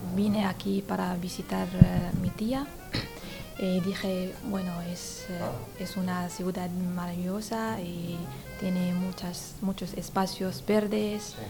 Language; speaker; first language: Spanish; non-native, learner; Arabic